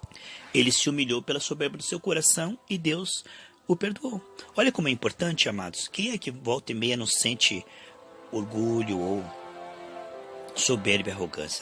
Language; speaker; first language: Portuguese; native; Portuguese